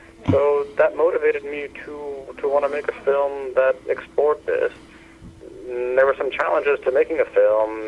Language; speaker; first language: English; early bilingual, other home language; Persian